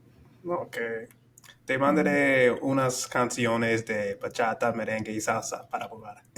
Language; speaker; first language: Spanish; non-native, fluent; English